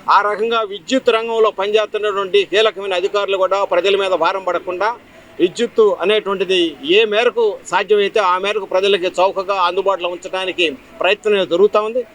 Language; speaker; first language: Telugu; native; Telugu